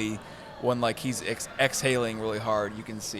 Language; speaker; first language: English; native; English